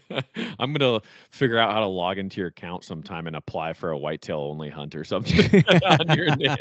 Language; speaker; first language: English; native; English